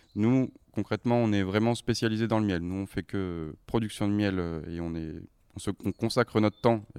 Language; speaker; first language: French; native; French